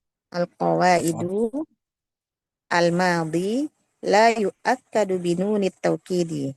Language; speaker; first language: Arabic; non-native, learner; Indonesian